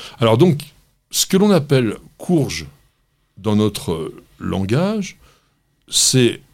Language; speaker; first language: French; native; French